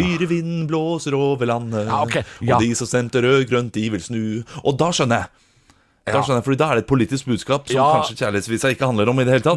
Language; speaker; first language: Norwegian; native; Norwegian